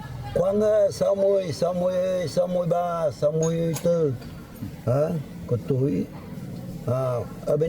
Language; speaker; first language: Vietnamese; non-native, fluent; French